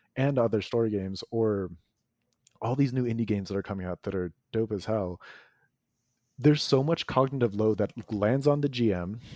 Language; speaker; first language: English; native; English